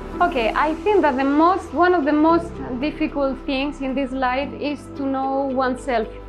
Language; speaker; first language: English; non-native, learner; Spanish